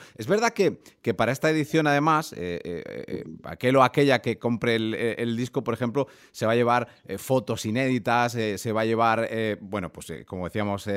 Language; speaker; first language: Spanish; native; Spanish